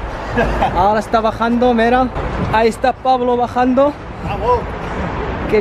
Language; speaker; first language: Spanish; non-native, learner; Arabic